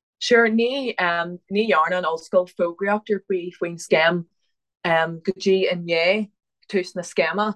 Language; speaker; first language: Irish; non-native, local second language; English